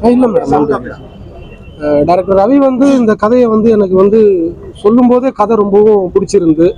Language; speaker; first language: Tamil; native; Tamil